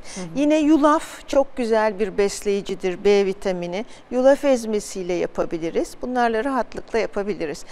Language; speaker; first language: Turkish; native; Turkish